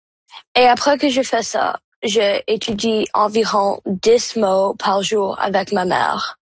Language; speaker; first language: French; non-native, local second language; English